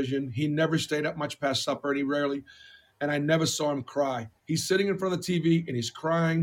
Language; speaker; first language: English; native; English